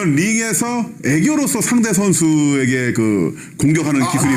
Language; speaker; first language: Korean; native; Korean